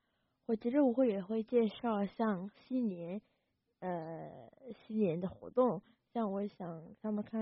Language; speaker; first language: Chinese; early bilingual, heritage; Chinese